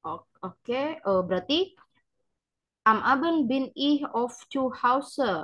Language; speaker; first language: German; non-native, learner; Indonesian